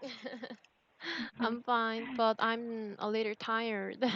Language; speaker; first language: English; non-native, learner; Korean